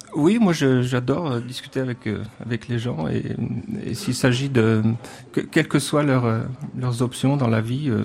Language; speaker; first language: French; native; French